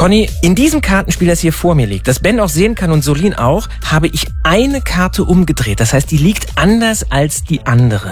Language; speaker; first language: German; native; German